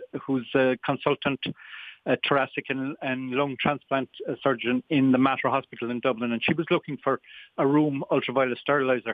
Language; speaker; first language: English; native; English